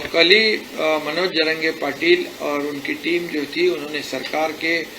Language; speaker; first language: Hindi; non-native, local second language; Marathi